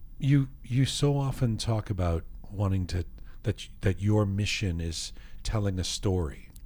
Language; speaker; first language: English; early bilingual, other home language; Persian